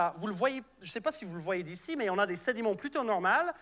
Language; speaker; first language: French; non-native, fluent; English